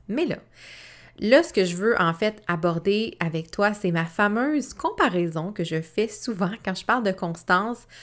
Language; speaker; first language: French; native; French